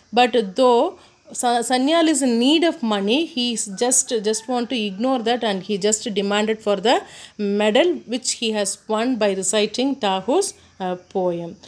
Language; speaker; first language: English; non-native, local second language; Tamil